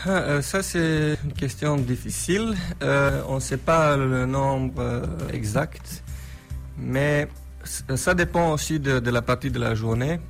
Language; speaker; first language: French; non-native, fluent; Slovenian